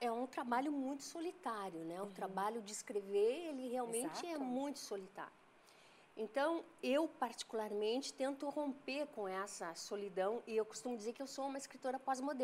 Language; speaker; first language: Portuguese; native; Portuguese